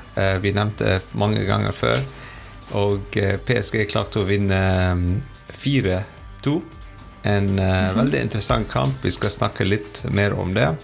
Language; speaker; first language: Norwegian; non-native, fluent; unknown